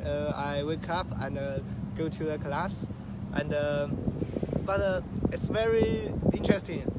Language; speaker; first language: English; non-native, learner; Chinese